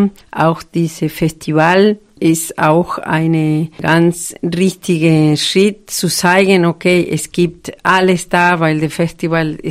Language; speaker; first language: German; non-native, fluent; Spanish